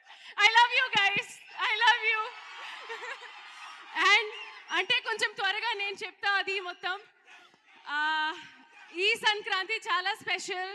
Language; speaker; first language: Telugu; non-native, learner; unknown